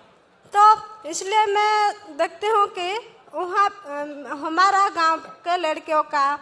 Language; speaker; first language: Hindi; non-native, local second language; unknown